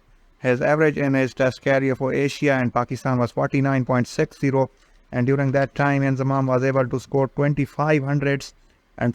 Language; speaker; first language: English; non-native, local second language; Urdu